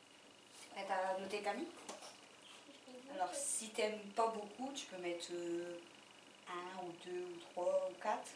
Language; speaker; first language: French; native; French